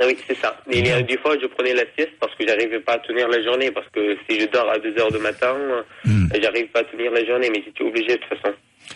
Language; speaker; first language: French; non-native, fluent; Arabic